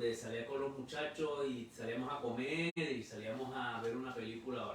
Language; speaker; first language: Spanish; native; Spanish